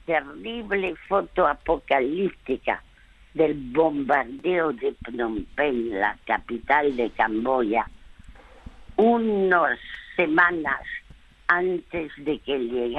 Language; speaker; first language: Spanish; early bilingual, other home language; French